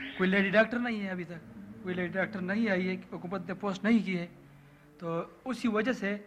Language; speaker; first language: Urdu; non-native, local second language; Pashto